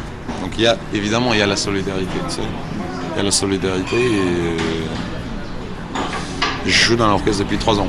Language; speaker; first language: French; non-native, fluent; Uzbek